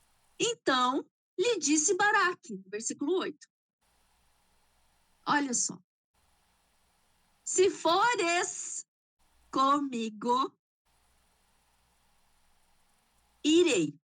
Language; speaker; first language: Portuguese; native; Portuguese